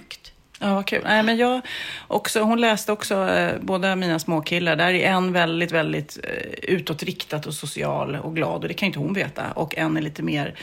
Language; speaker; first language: Swedish; native; Swedish